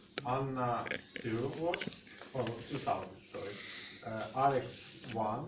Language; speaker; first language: English; non-native, learner; Russian